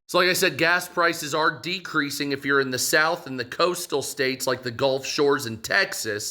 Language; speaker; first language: English; native; English